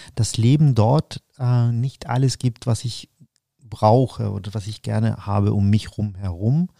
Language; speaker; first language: German; non-native, fluent; Ukrainian